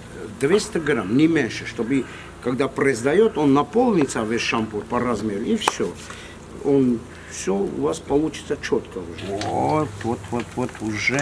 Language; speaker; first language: Russian; non-native, fluent; Armenian